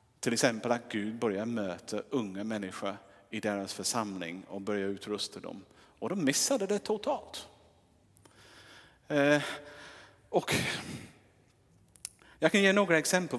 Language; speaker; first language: Swedish; non-native, fluent; English